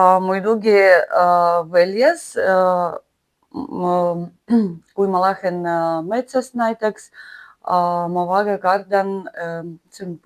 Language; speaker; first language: Estonian; non-native, learner; Russian